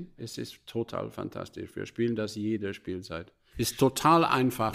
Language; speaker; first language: German; non-native, fluent; English